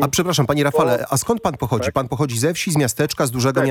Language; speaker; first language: Polish; native; Polish